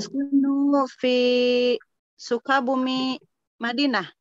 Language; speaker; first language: Arabic; non-native, learner; Indonesian